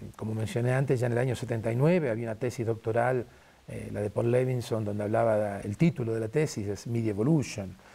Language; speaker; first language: Spanish; native; Spanish